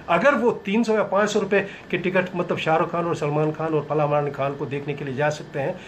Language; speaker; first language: Hindi; native; Hindi